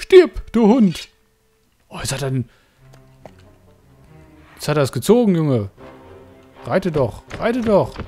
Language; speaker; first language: German; native; German